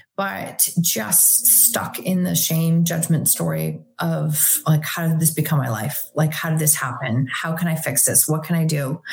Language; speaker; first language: English; native; English